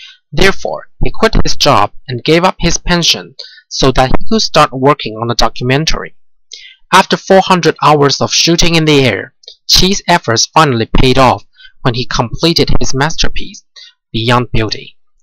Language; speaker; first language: English; non-native, fluent; Chinese